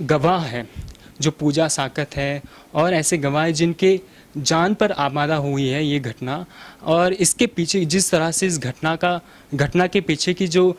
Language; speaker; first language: Hindi; non-native, local second language; Marathi